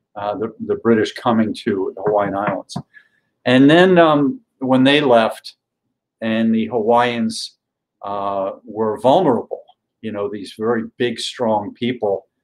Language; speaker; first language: English; native; English